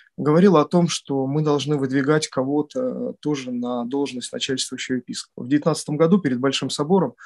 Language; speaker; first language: Russian; native; Russian